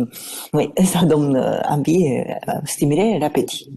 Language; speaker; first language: French; non-native, fluent; Japanese